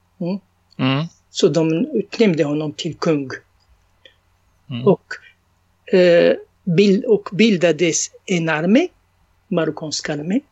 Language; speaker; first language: Swedish; non-native, fluent; Arabic